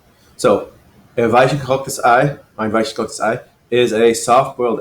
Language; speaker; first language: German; non-native, fluent; English